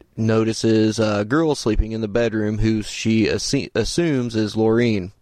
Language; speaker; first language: English; native; English